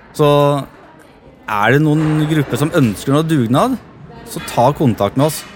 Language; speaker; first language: Norwegian; native; Norwegian